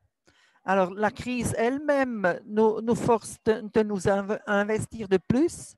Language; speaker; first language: French; non-native, local second language; German